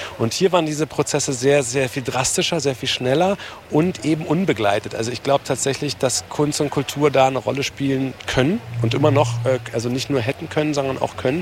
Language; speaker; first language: German; native; German